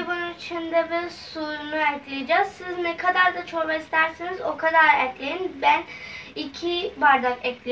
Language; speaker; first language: Turkish; non-native, learner; Urdu